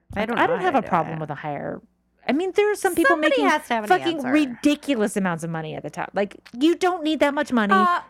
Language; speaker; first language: English; native; English